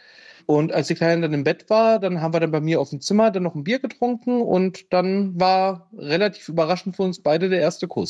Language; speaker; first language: German; native; German